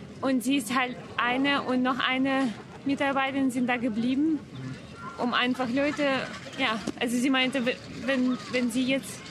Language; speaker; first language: German; non-native, fluent; Ukrainian